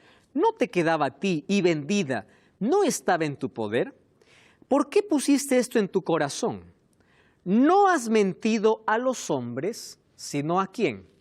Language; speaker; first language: Spanish; native; Spanish